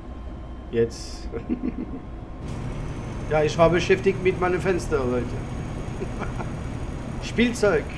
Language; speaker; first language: German; non-native, learner; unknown